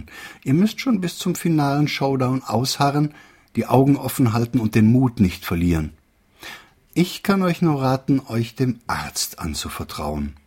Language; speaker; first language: German; native; German